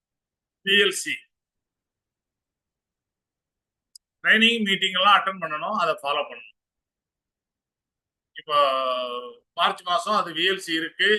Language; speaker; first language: Tamil; native; Tamil